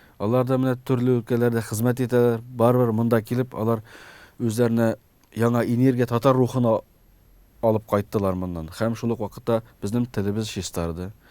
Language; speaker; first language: Tatar; early bilingual, heritage; Tatar